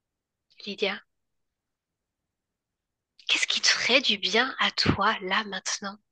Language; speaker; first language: French; native; French